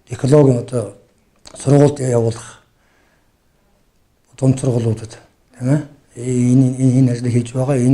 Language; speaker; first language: Mongolian; non-native, local second language; Kazakh